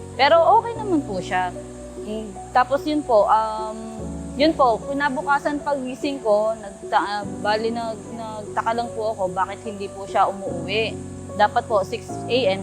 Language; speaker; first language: Filipino; native; Filipino